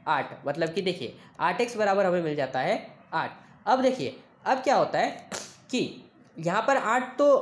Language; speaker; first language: Hindi; non-native, local second language; Gujarati